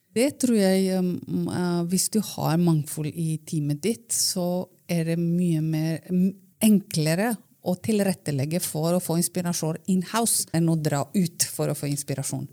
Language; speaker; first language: Norwegian; non-native, fluent; Romanian